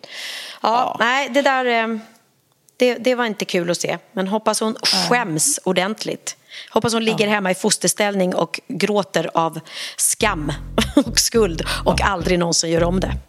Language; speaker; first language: Swedish; native; Swedish